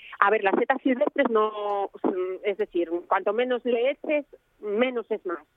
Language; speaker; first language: Spanish; native; Spanish